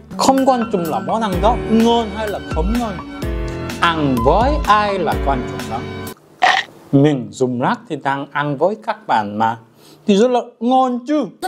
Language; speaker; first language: Vietnamese; non-native, fluent; Korean